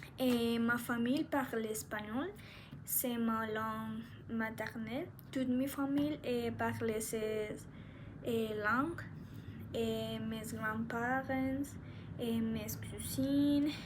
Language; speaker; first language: French; non-native, learner; Spanish